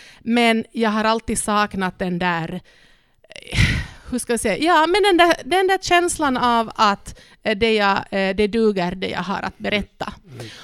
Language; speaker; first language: Swedish; non-native, local second language; Spanish